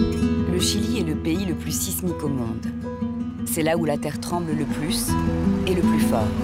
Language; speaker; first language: French; native; French